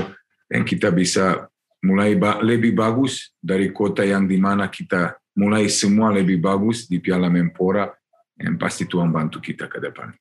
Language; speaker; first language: Indonesian; non-native, learner; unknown